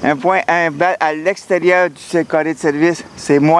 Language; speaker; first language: French; native; French